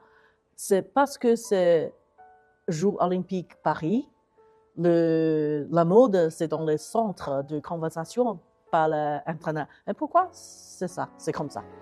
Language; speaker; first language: French; non-native, learner; Chinese